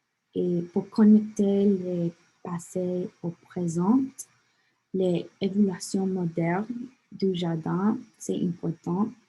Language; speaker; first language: French; non-native, learner; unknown